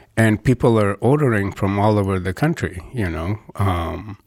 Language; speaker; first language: English; non-native, local second language; Nepali